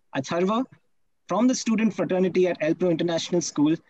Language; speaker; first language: English; non-native, local second language; Hindi